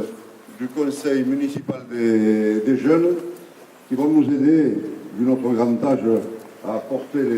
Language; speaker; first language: French; native; French